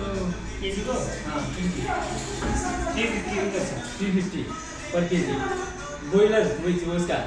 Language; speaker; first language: Hindi; non-native, local second language; Nepali